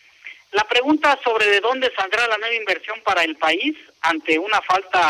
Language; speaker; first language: Spanish; native; Spanish